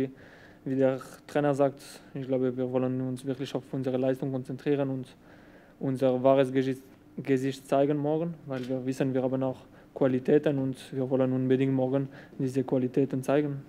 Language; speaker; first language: German; non-native, local second language; French